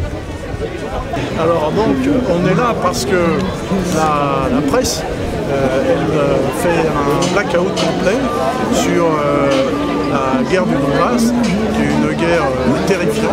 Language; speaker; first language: French; native; French